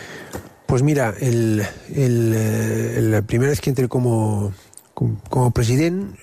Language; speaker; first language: Spanish; non-native, local second language; Catalan